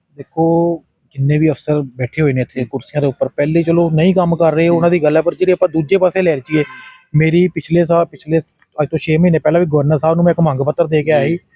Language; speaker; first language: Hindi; non-native, local second language; Punjabi